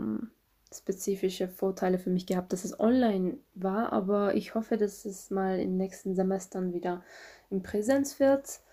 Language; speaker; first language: German; non-native, fluent; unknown